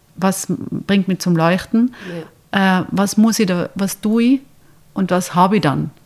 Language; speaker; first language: German; native; German